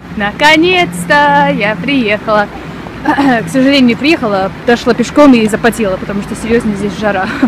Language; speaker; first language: Russian; early bilingual, other home language; English